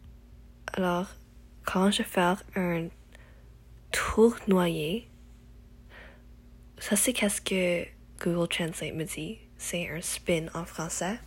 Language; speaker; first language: French; non-native, learner; English